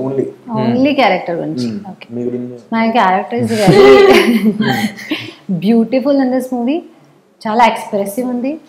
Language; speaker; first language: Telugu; non-native, learner; Hindi